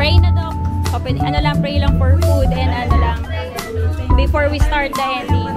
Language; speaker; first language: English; non-native, local second language; Filipino